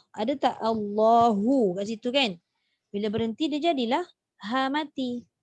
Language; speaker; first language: Malay; native; Malay